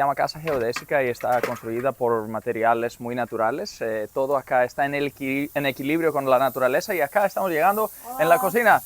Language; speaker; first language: Spanish; non-native, fluent; Greek